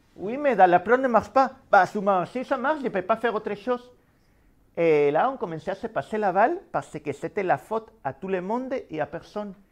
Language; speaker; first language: French; non-native, fluent; Spanish